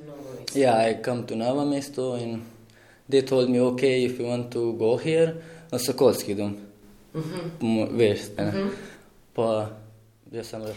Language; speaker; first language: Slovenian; non-native, learner; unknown